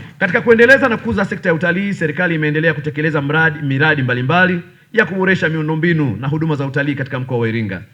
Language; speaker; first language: Swahili; native; Swahili